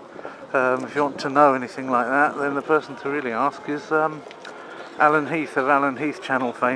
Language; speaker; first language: English; native; English